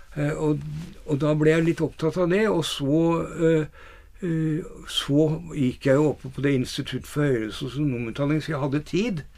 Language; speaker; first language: Norwegian; native; Norwegian